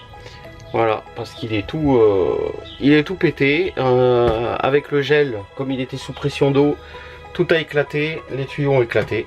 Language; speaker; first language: French; native; French